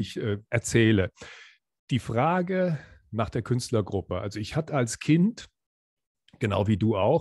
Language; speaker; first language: German; native; German